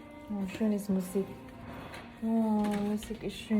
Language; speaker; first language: German; non-native, learner; Filipino